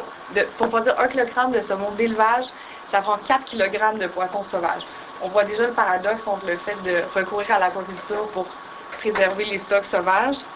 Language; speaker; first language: French; native; French